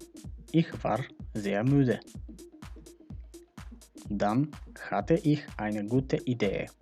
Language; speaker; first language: German; non-native, fluent; Macedonian